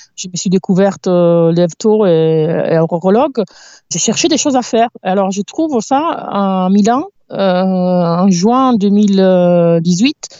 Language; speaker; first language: French; non-native, fluent; Italian